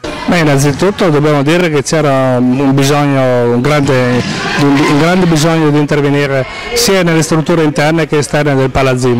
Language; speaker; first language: Italian; native; Italian